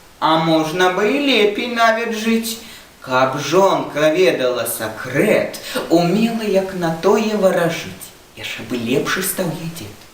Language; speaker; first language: Belarusian; non-native, local second language; Russian